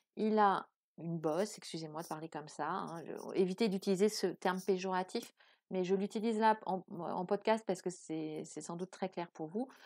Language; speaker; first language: French; native; French